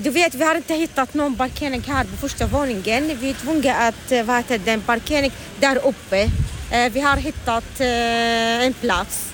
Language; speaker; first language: Swedish; non-native, fluent; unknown